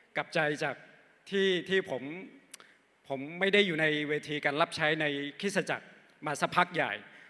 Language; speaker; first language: Thai; non-native, local second language; Akha